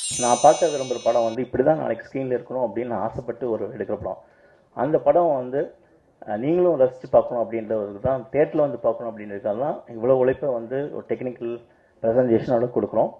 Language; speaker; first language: Tamil; native; Tamil